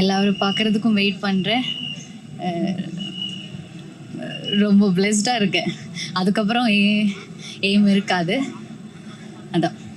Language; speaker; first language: Tamil; non-native, learner; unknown